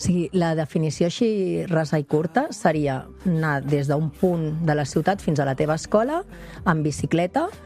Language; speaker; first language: Catalan; native; Catalan